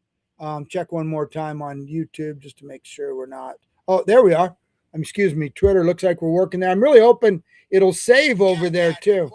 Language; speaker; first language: English; native; English